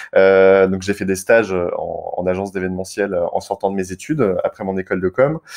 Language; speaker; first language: French; native; French